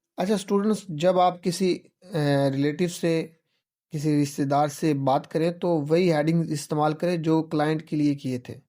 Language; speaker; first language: Urdu; non-native, local second language; Punjabi